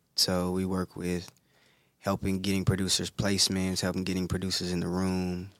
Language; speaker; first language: English; native; English